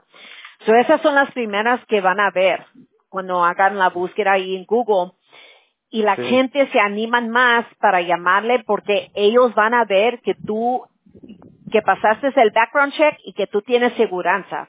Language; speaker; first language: Spanish; early bilingual, heritage; English